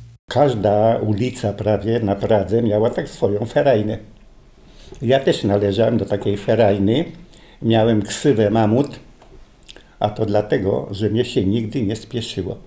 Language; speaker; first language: Polish; native; Polish